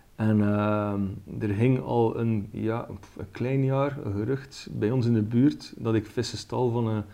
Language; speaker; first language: Dutch; native; Dutch